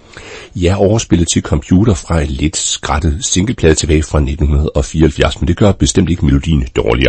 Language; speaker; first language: Danish; native; Danish